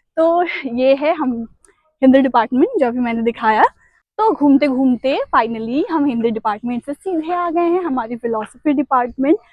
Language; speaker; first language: Hindi; native; Hindi